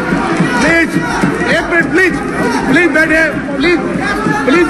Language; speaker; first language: Hindi; native; Hindi